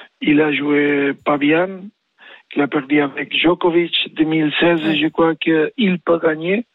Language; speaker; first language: French; non-native, learner; Spanish